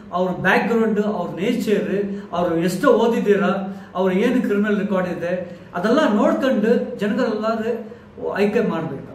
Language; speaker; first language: Kannada; non-native, local second language; Urdu